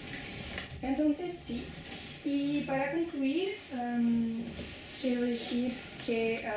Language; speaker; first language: Spanish; non-native, fluent; French